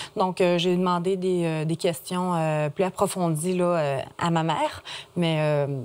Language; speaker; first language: French; native; French